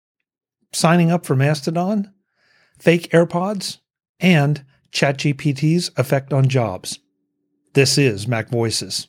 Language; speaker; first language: English; native; English